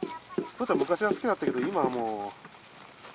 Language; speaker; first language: Japanese; native; Japanese